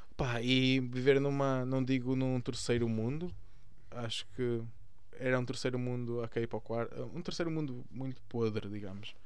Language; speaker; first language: Portuguese; early bilingual, other home language; Spanish